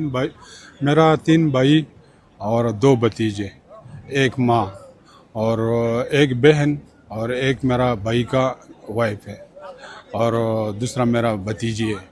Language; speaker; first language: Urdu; non-native, fluent; Pashto